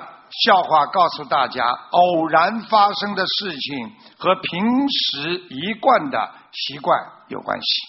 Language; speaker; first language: Chinese; native; Chinese